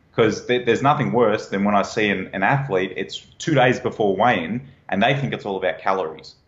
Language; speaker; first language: English; native; English